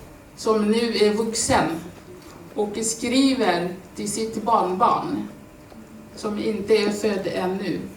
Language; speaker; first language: Swedish; non-native, fluent; Swahili